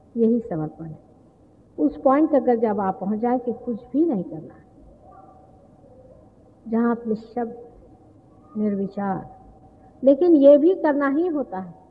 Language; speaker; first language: Hindi; non-native, local second language; Marathi